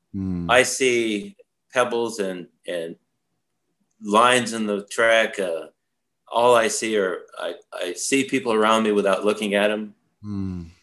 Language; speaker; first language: English; native; English